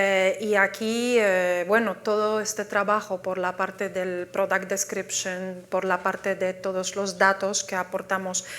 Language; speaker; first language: Spanish; non-native, fluent; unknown